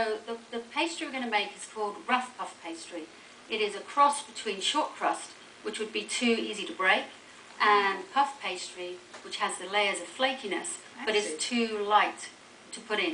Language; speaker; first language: English; native; English